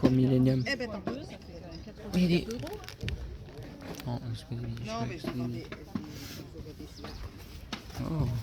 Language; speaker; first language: French; native; French